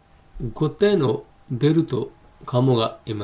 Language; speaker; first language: Japanese; non-native, fluent; Hindi